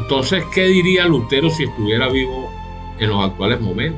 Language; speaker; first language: Spanish; native; Spanish